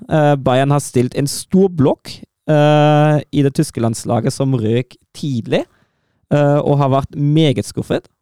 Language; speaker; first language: Norwegian; non-native, fluent; German